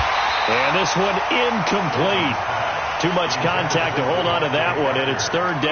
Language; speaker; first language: English; native; English